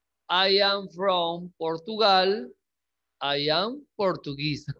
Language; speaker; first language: English; non-native, learner; Spanish